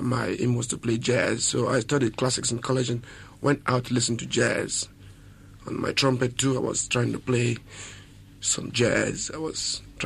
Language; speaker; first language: English; non-native, local second language; Yoruba